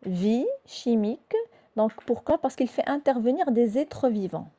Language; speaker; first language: French; non-native, local second language; Arabic